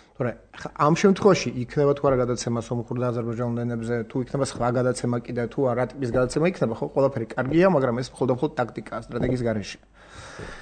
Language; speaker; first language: Georgian; non-native, local second language; Armenian